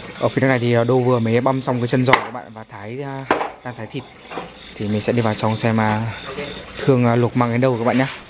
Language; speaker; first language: Vietnamese; non-native, local second language; Hmong